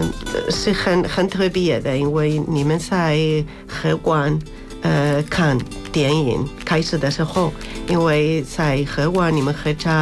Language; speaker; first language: Chinese; non-native, fluent; Spanish